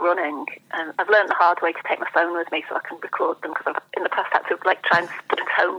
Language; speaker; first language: English; native; English